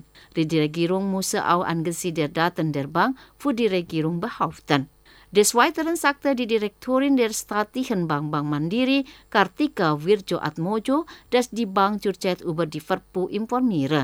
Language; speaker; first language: German; non-native, fluent; Indonesian